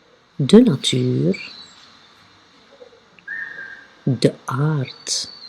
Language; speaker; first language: Dutch; non-native, fluent; Arabic